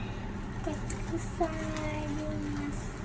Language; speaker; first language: Japanese; early bilingual, other home language; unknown